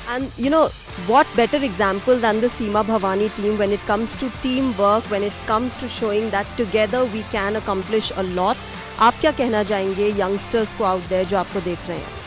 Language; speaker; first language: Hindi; native; Hindi